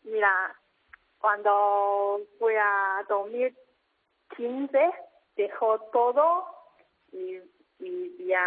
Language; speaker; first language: Spanish; non-native, learner; Cantonese